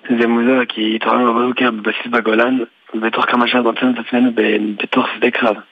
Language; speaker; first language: Hebrew; early bilingual, other home language; French